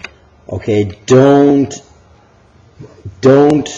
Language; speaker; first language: English; native; English